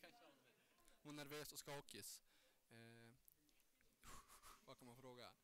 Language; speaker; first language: Swedish; native; Swedish